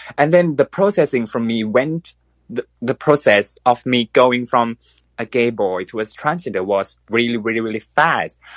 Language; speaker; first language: English; non-native, fluent; Thai